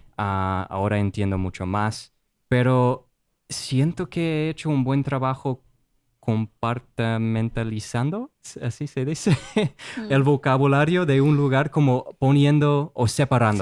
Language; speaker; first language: Spanish; non-native, fluent; English